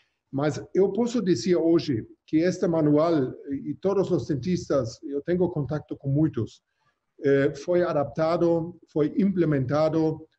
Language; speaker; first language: Portuguese; non-native, fluent; German